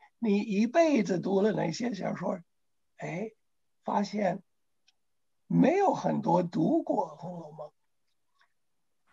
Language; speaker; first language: Chinese; non-native, fluent; English